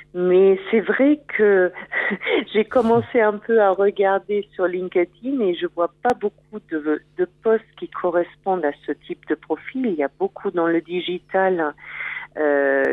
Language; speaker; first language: French; non-native, fluent; German